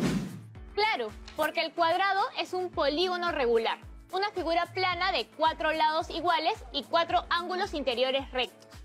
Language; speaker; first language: Spanish; native; Spanish